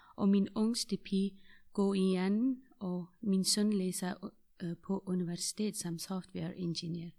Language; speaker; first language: Danish; non-native, fluent; Persian